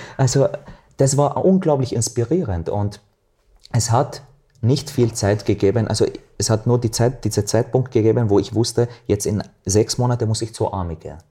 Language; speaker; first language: German; non-native, fluent; Arabic